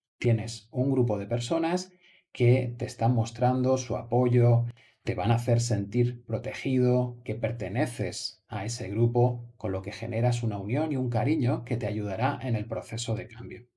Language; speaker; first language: Spanish; native; Spanish